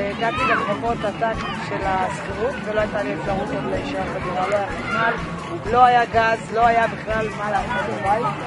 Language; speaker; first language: Hebrew; native; Hebrew